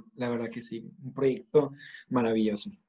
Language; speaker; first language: Spanish; native; Spanish